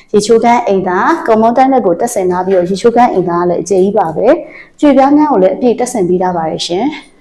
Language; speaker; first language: Burmese; native; Burmese